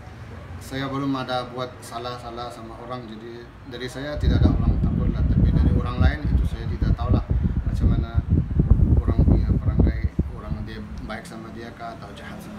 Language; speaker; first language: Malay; non-native, learner; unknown